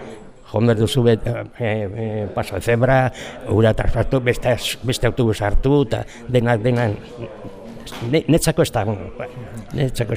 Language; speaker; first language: Basque; non-native, local second language; Spanish